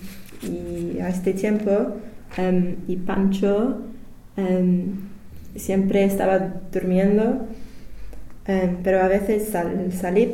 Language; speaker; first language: Spanish; non-native, learner; English